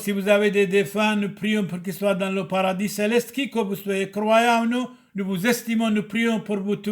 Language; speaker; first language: French; non-native, fluent; Turoyo